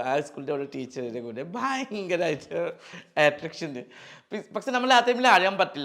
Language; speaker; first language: Malayalam; non-native, local second language; Assamese